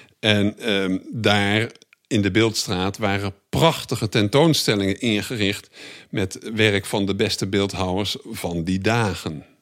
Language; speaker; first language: Dutch; native; Dutch